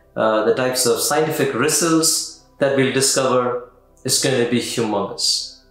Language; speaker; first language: English; non-native, local second language; Tamil